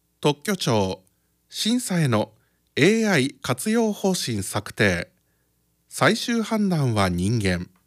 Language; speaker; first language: Japanese; native; Japanese